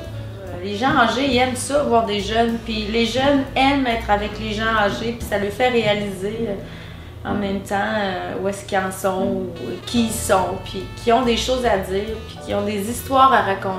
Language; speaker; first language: French; native; French